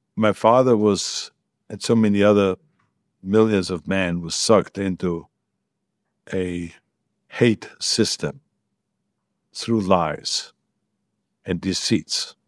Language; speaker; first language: English; non-native, fluent; German